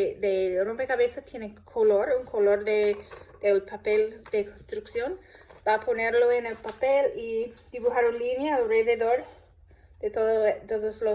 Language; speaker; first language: Spanish; non-native, learner; English